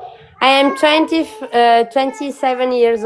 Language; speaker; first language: English; non-native, learner; Portuguese